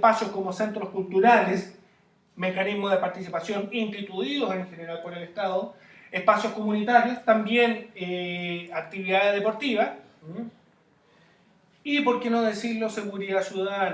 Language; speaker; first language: Spanish; native; Spanish